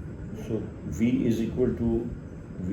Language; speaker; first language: English; non-native, local second language; Urdu